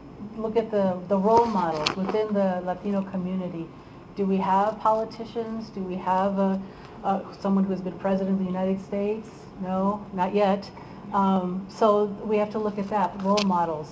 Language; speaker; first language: English; early bilingual, other home language; Spanish